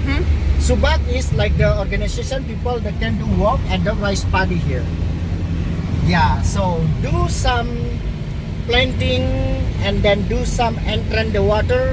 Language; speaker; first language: English; non-native, learner; Indonesian